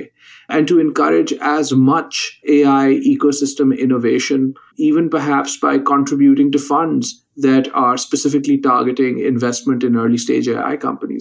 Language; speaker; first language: English; non-native, local second language; Urdu